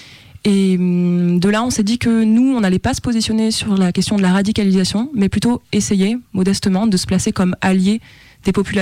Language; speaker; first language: French; native; French